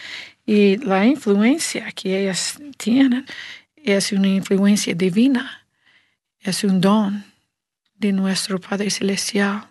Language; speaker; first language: Spanish; non-native, learner; English